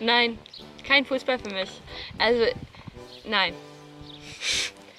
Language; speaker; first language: German; non-native, fluent; Swedish